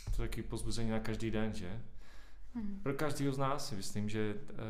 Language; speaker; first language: Czech; native; Czech